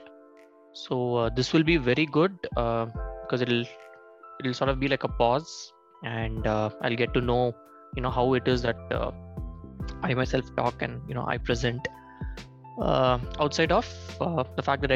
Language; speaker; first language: English; non-native, local second language; Tamil